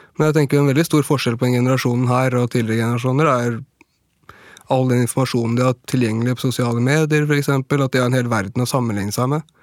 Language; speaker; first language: Norwegian; native; Norwegian